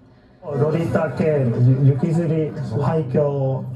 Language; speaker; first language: Japanese; non-native, fluent; Spanish